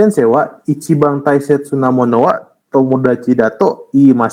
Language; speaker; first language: Japanese; non-native, fluent; Indonesian